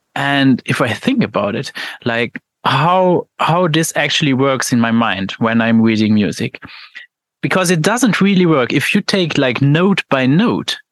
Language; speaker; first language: English; non-native, fluent; Luxembourgish